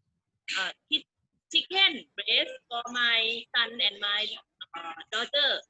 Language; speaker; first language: English; non-native, learner; Thai